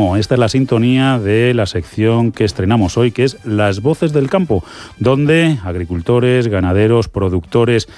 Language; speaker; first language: Spanish; native; Spanish